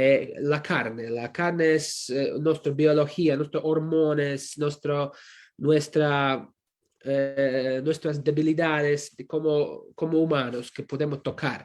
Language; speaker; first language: Spanish; non-native, fluent; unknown